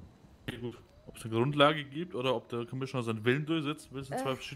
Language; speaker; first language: German; native; German